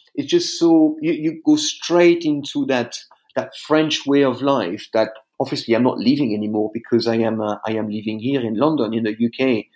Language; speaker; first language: English; non-native, fluent; French